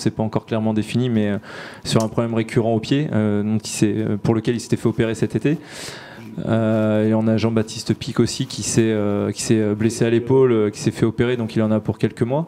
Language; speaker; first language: French; native; French